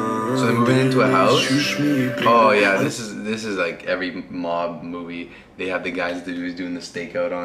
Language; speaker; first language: English; native; English